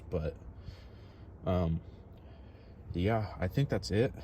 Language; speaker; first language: English; native; English